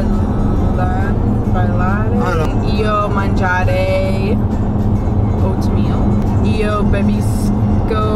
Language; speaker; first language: Italian; non-native, learner; English